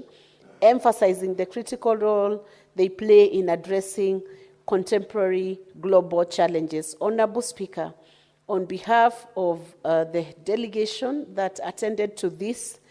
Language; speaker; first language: English; non-native, local second language; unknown